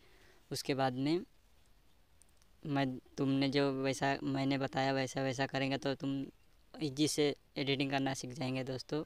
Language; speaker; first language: Hindi; native; Hindi